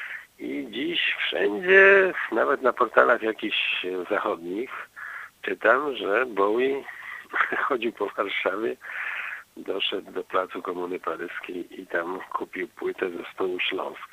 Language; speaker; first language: Polish; native; Polish